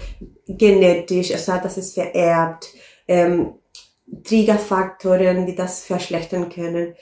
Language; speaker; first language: German; non-native, fluent; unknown